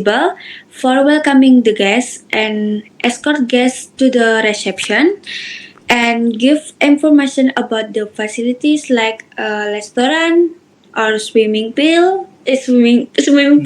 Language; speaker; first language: English; non-native, learner; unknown